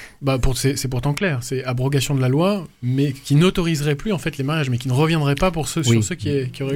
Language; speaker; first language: French; native; French